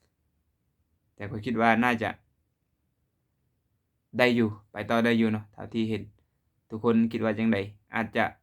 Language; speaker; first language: Thai; non-native, local second language; Lao